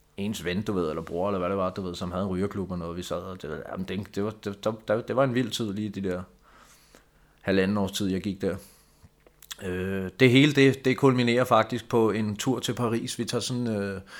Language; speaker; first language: Danish; native; Danish